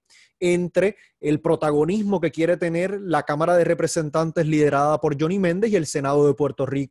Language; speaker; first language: Spanish; native; Spanish